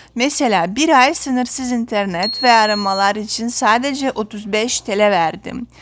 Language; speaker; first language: Turkish; non-native, fluent; Russian